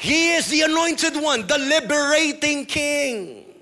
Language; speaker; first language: English; non-native, local second language; Filipino